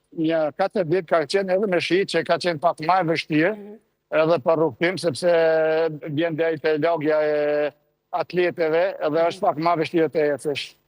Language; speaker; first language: Albanian; early bilingual, heritage; Albanian